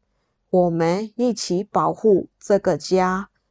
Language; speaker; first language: Chinese; non-native, fluent; Burmese